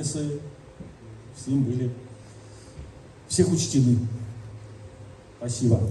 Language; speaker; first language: Russian; native; Russian